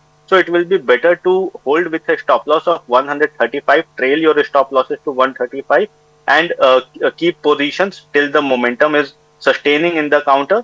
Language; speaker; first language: English; non-native, local second language; Hindi